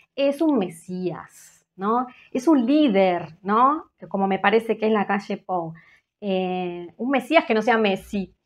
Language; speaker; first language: Spanish; native; Spanish